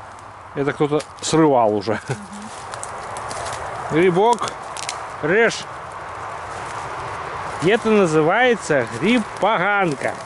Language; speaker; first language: Russian; native; Russian